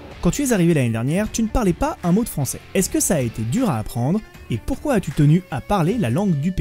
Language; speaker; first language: French; native; French